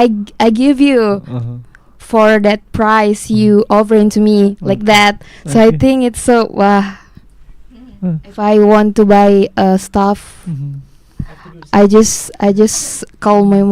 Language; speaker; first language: English; non-native, learner; Indonesian